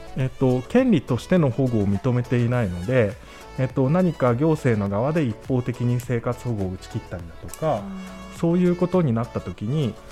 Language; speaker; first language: Japanese; native; Japanese